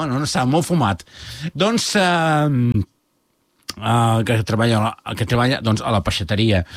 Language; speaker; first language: Catalan; native; Catalan